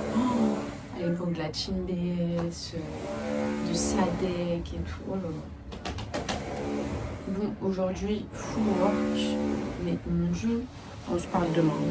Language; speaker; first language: French; native; French